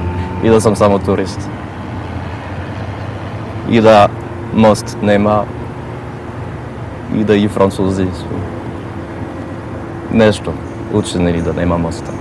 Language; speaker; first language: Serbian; non-native, fluent; French